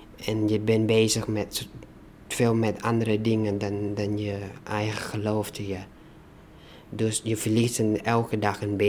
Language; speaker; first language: Dutch; non-native, learner; Thai